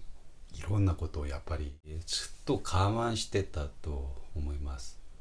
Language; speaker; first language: Japanese; non-native, fluent; Korean